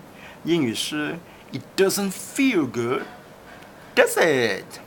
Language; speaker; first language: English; non-native, local second language; Chinese